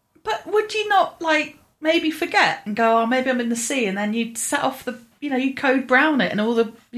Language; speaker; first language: English; native; English